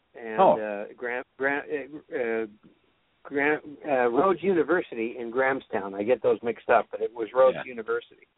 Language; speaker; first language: English; native; English